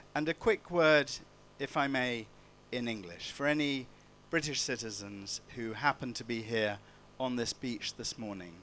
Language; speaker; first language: English; native; English